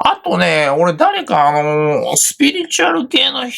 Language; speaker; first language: Japanese; native; Japanese